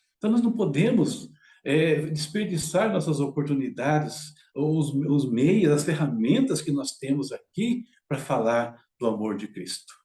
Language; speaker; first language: Portuguese; native; Portuguese